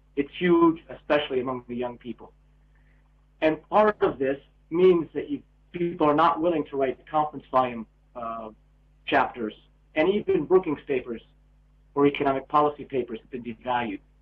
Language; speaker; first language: English; native; English